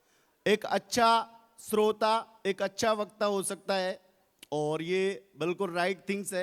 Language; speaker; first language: Hindi; native; Hindi